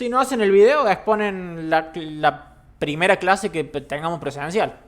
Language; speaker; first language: Spanish; native; Spanish